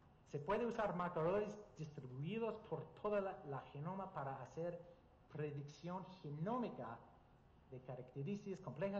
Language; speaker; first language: Spanish; non-native, learner; English